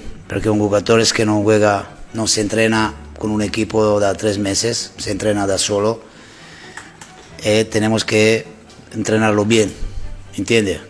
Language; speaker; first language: Spanish; non-native, learner; Italian